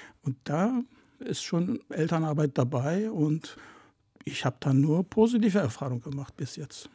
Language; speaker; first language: German; early bilingual, other home language; Turkish